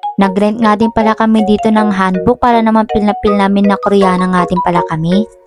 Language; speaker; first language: Filipino; native; Filipino